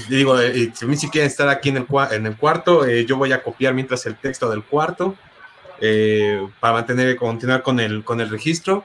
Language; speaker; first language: Spanish; native; Spanish